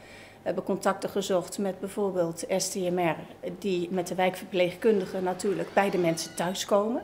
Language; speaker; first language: Dutch; native; Dutch